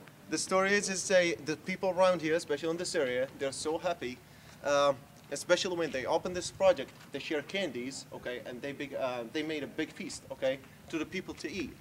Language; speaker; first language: English; non-native, fluent; Arabic